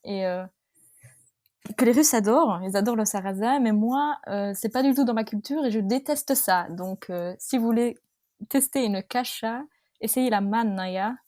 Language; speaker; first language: French; native; French